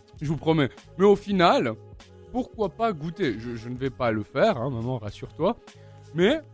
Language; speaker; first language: French; native; French